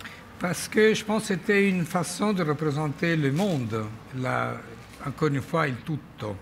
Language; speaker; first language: French; non-native, fluent; Italian